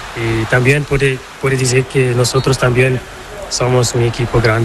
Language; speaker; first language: Spanish; non-native, learner; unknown